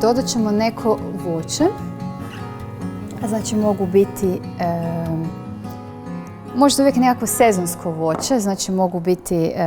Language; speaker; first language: Croatian; native; Croatian